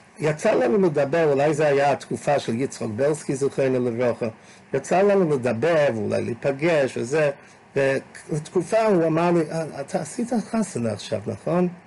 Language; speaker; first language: Hebrew; non-native, fluent; English